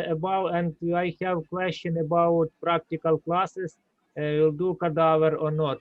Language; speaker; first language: English; non-native, learner; Ukrainian